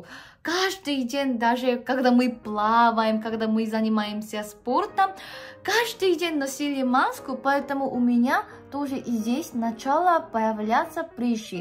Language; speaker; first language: Russian; non-native, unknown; Korean